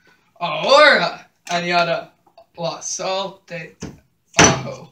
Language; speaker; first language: Spanish; non-native, learner; English